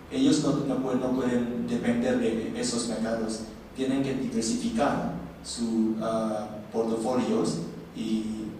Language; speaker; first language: Spanish; non-native, learner; Indonesian